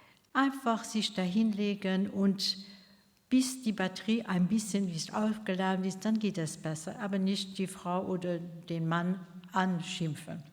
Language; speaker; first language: German; non-native, local second language; Luxembourgish